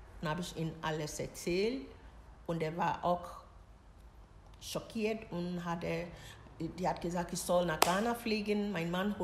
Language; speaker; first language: German; non-native, learner; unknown